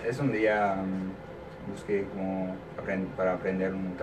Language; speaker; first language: Spanish; non-native, learner; French